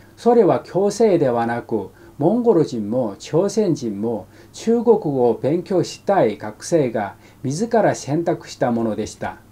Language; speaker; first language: Japanese; non-native, fluent; Korean